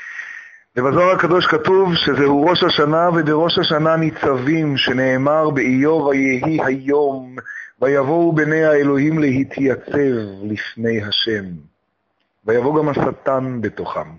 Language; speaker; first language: Hebrew; native; Hebrew